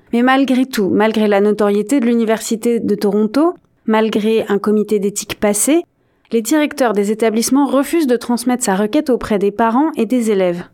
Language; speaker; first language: French; native; French